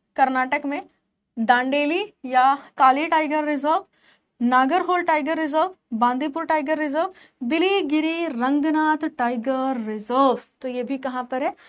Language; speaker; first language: Hindi; native; Hindi